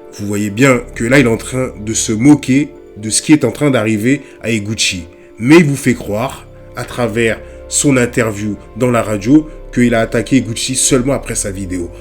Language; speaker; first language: French; native; French